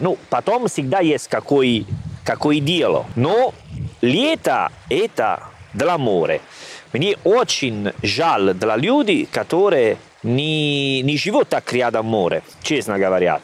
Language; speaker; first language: Russian; non-native, learner; Italian